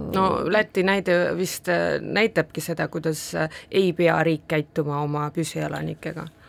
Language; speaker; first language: Estonian; non-native, local second language; Russian